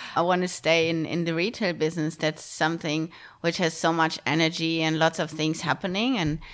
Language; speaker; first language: English; non-native, fluent; German